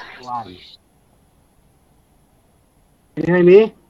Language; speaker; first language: English; non-native, learner; Thai